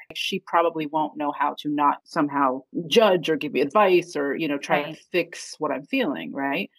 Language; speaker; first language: English; native; English